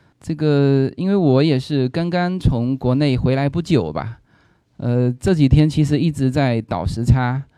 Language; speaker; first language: Chinese; native; Chinese